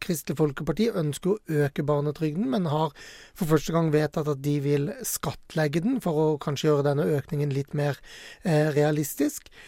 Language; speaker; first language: Norwegian; native; Norwegian